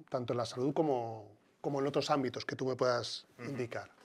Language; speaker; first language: Spanish; native; Spanish